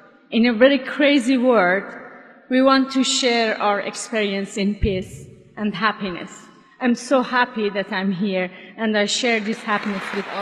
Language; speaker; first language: English; non-native, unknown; Persian